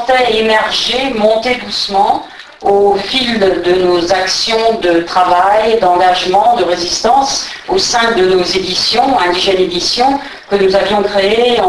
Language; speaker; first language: French; native; French